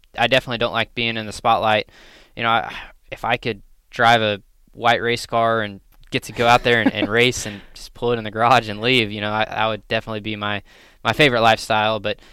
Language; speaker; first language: English; native; English